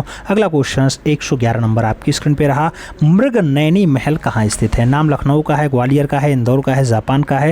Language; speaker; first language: Hindi; native; Hindi